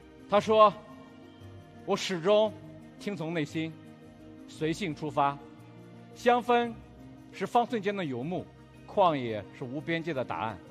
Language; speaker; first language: Chinese; native; Chinese